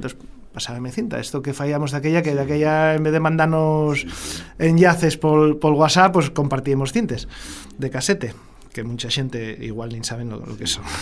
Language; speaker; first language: Asturian; native; Asturian